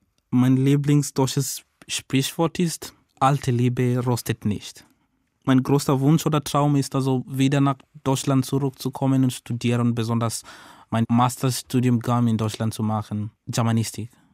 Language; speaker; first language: German; non-native, learner; Swahili